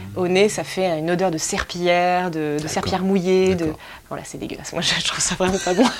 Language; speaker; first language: French; native; French